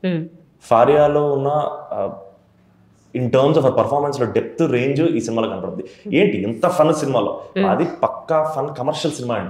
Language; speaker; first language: Telugu; native; Telugu